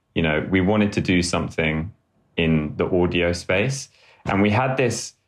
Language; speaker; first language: English; native; English